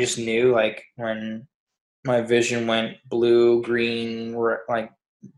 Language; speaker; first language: English; native; English